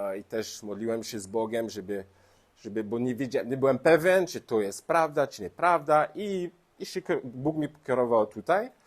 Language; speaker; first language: Polish; non-native, learner; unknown